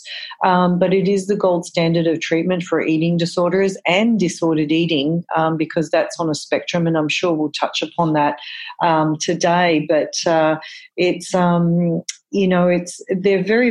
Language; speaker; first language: English; native; English